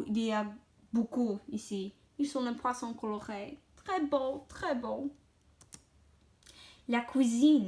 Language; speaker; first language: French; non-native, learner; English